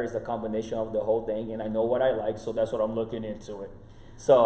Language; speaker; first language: English; non-native, fluent; Portuguese